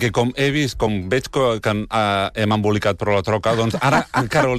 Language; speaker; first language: Catalan; native; Catalan